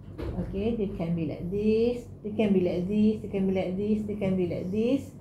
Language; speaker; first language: English; non-native, local second language; Malay